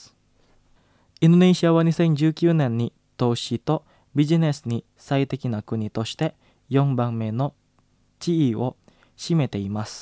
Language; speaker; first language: Japanese; non-native, fluent; Indonesian